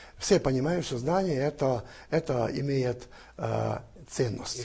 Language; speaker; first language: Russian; non-native, fluent; Hungarian